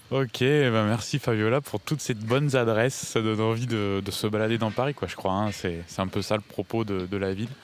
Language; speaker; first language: French; native; French